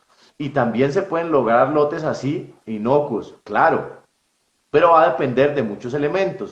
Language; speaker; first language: Spanish; native; Spanish